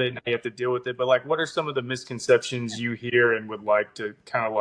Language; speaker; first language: English; native; English